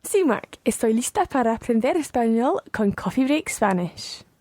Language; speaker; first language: Spanish; non-native, learner; English